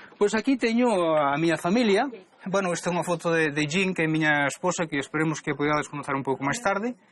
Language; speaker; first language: Galician; native; Galician